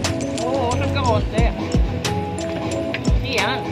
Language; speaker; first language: Filipino; native; Filipino